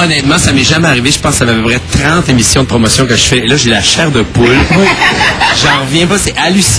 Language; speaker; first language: French; native; French